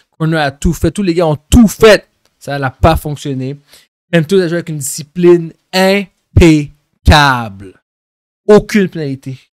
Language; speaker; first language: French; native; French